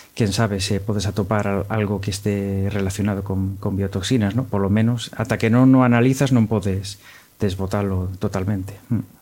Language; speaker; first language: Galician; non-native, local second language; Spanish